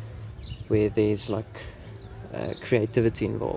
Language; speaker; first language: English; non-native, local second language; Afrikaans